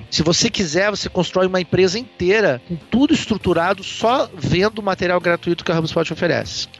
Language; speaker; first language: Portuguese; native; Portuguese